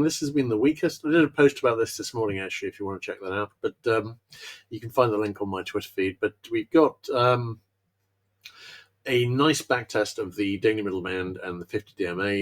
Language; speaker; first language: English; native; English